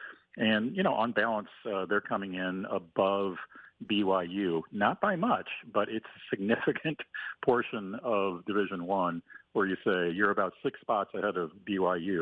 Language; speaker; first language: English; native; English